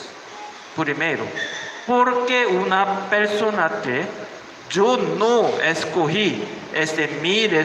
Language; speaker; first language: Spanish; non-native, learner; Korean